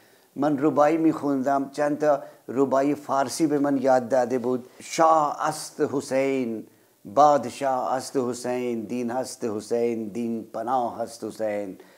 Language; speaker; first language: Persian; non-native, fluent; Urdu